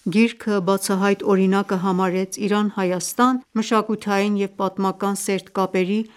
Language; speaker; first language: Armenian; early bilingual, heritage; Armenian